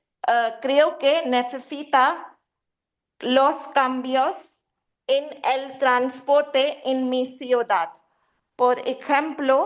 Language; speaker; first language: Spanish; non-native, learner; Urdu